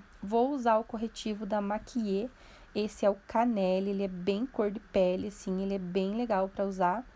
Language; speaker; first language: Portuguese; native; Portuguese